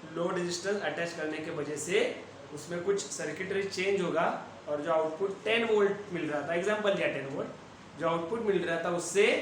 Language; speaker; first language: Hindi; non-native, local second language; Marathi